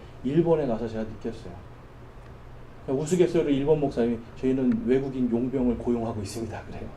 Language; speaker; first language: Korean; native; Korean